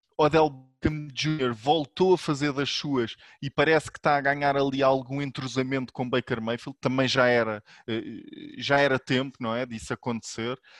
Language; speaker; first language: Portuguese; native; Portuguese